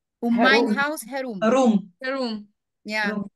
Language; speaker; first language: German; non-native, learner; Ukrainian